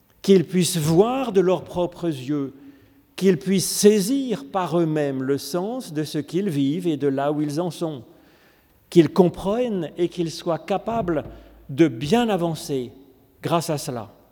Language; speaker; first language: French; native; French